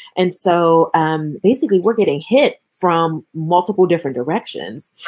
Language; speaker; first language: English; native; English